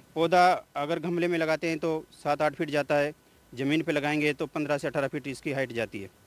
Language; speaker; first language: Hindi; native; Hindi